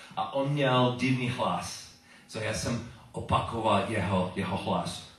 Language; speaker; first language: Czech; non-native, learner; English